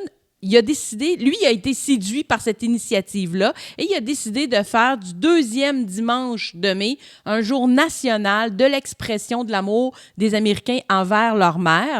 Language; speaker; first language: French; native; French